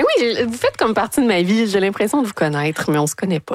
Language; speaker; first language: French; native; French